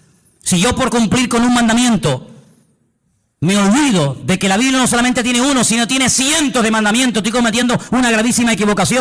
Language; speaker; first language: Spanish; native; Spanish